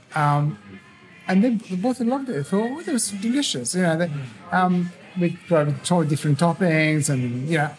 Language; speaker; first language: English; non-native, fluent; Italian